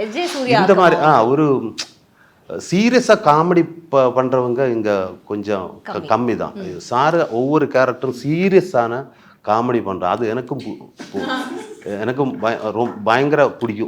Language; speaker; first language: Tamil; non-native, learner; Malayalam